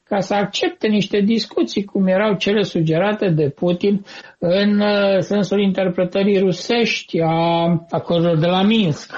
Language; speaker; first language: Romanian; native; Romanian